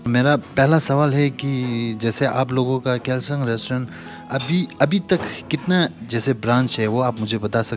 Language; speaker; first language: Hindi; non-native, local second language; Tibetan